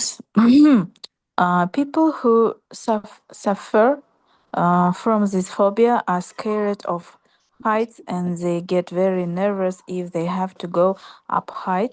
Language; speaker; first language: English; non-native, learner; Russian